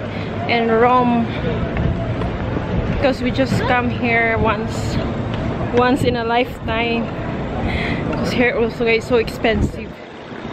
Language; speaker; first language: English; non-native, learner; Filipino